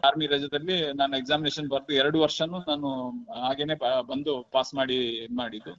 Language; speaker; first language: Kannada; non-native, local second language; Kodava